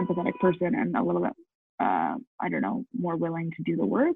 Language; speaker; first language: English; native; English